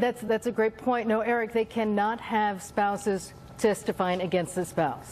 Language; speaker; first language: English; native; English